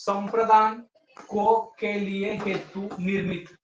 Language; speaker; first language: Hindi; non-native, local second language; Marathi